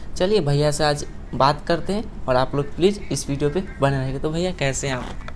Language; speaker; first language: Hindi; native; Hindi